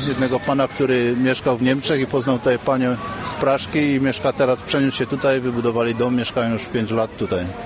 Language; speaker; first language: Polish; early bilingual, heritage; Polish